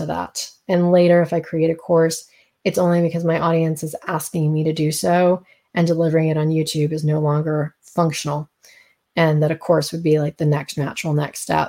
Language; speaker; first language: English; native; English